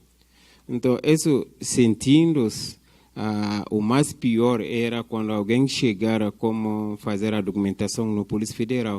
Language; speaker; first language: Portuguese; non-native, fluent; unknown